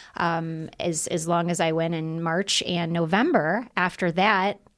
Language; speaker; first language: English; native; English